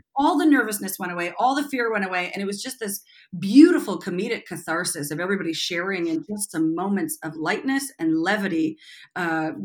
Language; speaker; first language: English; native; English